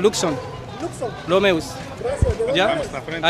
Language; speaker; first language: Spanish; non-native, learner; Haitian Creole